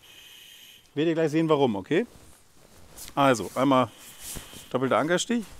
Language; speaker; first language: German; native; German